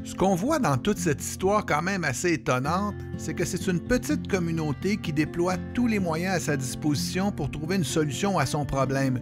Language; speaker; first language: French; native; French